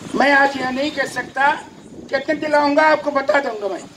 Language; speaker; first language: Hindi; non-native, local second language; Telugu